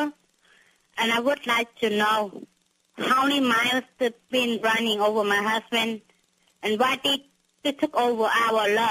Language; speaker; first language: English; non-native, learner; Vietnamese